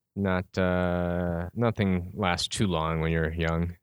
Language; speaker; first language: English; native; English